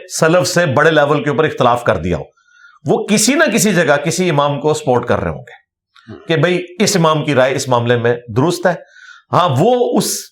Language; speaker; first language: Urdu; non-native, local second language; Punjabi